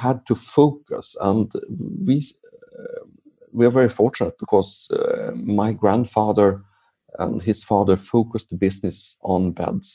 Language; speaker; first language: English; non-native, fluent; Swedish